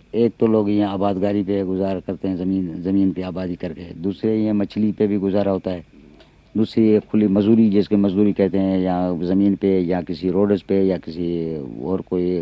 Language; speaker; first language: Urdu; non-native, local second language; Sindhi